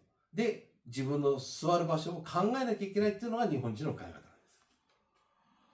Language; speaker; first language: Japanese; native; Japanese